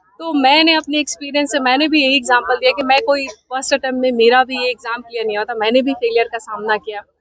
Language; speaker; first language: Hindi; native; Hindi